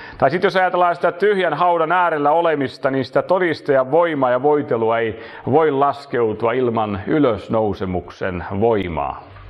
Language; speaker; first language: Finnish; native; Finnish